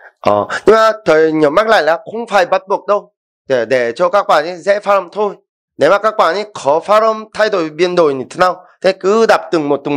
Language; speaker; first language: Vietnamese; non-native, fluent; Korean